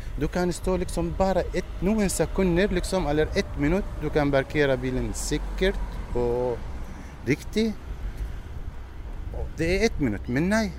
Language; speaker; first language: Norwegian; non-native, learner; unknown